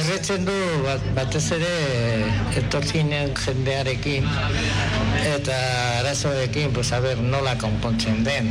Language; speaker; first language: Basque; non-native, local second language; Spanish